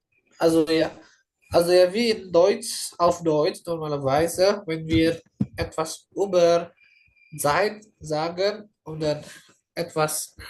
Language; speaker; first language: German; non-native, learner; Indonesian